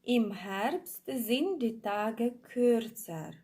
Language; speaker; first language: German; non-native, fluent; Ukrainian